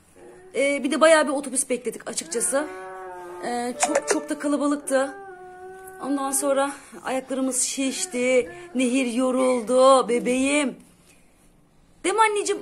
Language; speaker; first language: Turkish; native; Turkish